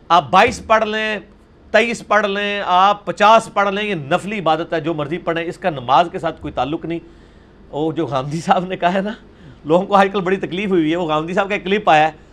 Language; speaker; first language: Urdu; non-native, local second language; Punjabi